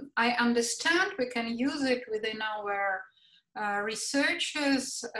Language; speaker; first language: English; non-native, fluent; Latvian